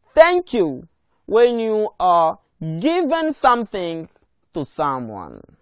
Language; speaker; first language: English; non-native, local second language; Swahili